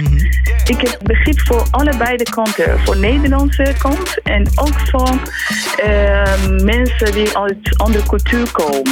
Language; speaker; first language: Dutch; non-native, fluent; Persian